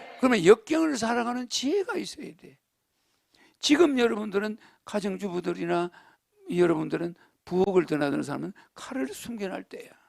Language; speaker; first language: Korean; native; Korean